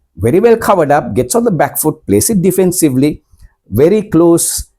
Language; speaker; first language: English; non-native, local second language; Sinhala